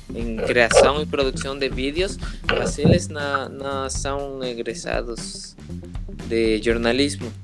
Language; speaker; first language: Portuguese; non-native, learner; Spanish